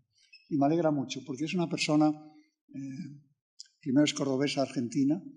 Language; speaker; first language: Spanish; native; Spanish